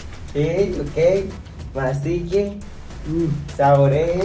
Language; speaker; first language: Spanish; native; Spanish